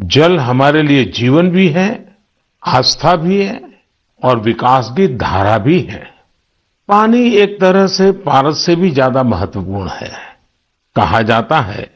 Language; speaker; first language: Hindi; non-native, local second language; Gujarati